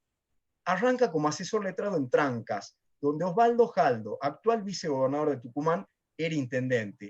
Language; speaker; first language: Spanish; native; Spanish